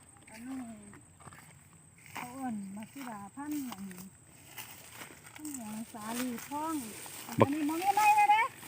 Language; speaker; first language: Thai; native; Thai